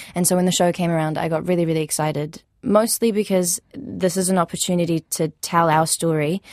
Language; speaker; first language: English; early bilingual, other home language; Arabic